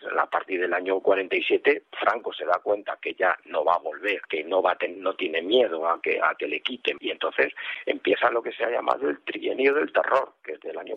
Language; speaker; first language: Spanish; native; Spanish